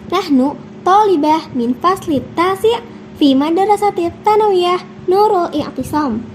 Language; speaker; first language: Arabic; non-native, learner; Indonesian